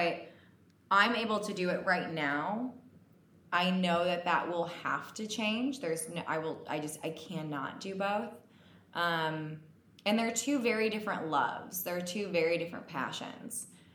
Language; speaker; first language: English; native; English